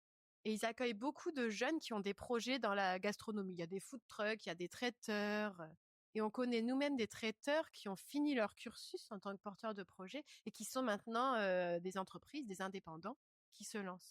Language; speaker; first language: French; native; French